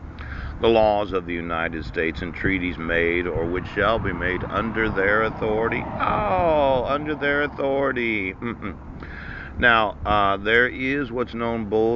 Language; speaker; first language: English; native; English